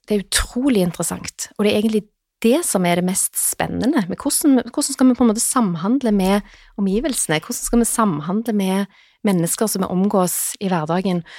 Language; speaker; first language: Norwegian; native; Norwegian